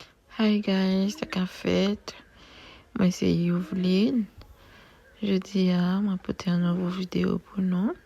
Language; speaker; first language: French; non-native, local second language; Haitian Creole